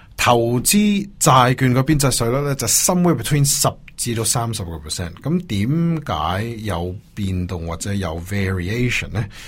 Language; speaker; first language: Cantonese; early bilingual, heritage; Cantonese